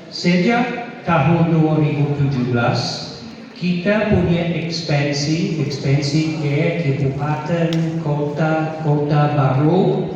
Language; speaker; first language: Indonesian; non-native, fluent; English